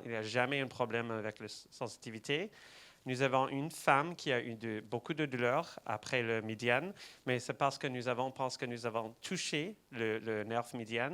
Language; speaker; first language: French; non-native, fluent; English